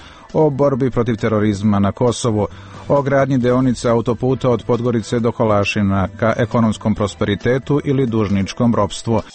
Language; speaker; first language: Croatian; native; Croatian